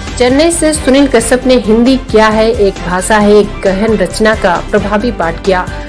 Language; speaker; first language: Hindi; native; Hindi